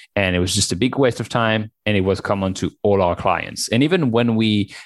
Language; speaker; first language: English; non-native, fluent; French